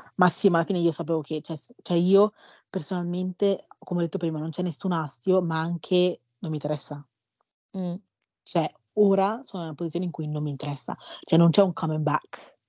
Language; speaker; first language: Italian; early bilingual, other home language; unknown